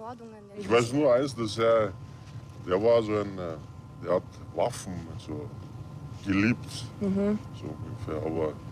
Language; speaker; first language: German; non-native, learner; Turkish